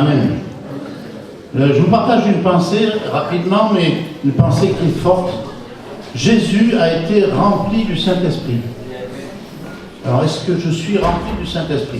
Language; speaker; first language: French; native; French